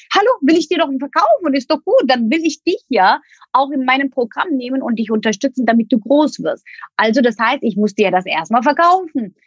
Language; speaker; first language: German; non-native, fluent; Turkish